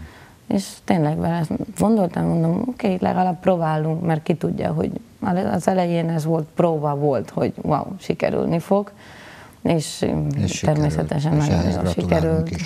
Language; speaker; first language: Hungarian; non-native, fluent; Spanish